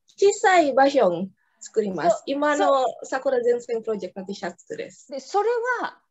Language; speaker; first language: Japanese; non-native, learner; Indonesian